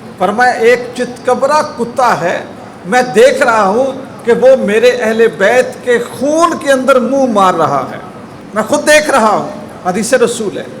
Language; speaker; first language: Urdu; non-native, local second language; Punjabi